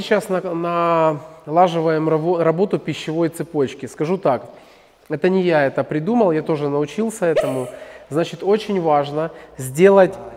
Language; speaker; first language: Russian; native; Russian